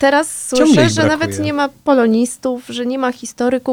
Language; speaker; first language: Polish; native; Polish